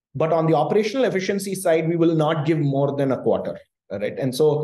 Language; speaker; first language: English; non-native, local second language; Tamil